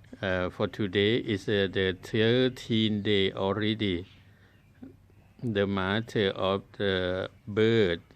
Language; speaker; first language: English; non-native, learner; Thai